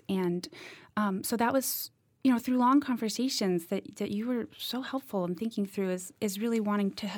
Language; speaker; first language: English; native; English